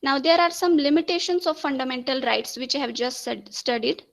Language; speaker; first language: English; non-native, local second language; Marathi